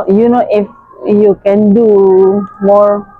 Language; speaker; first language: English; non-native, learner; Indonesian